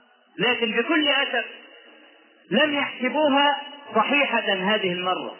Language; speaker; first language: Arabic; native; Arabic